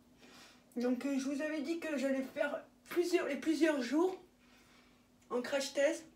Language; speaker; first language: French; native; French